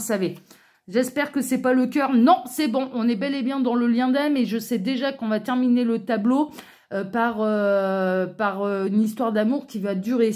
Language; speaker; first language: French; native; French